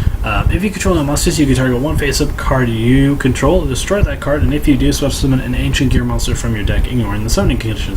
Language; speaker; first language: English; native; English